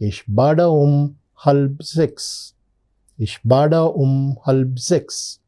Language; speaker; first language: German; non-native, fluent; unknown